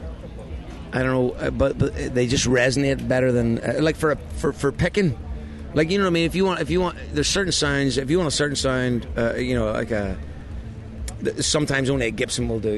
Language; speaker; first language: English; native; English